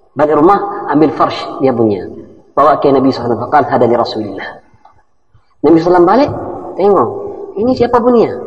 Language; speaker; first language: Malay; non-native, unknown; Arabic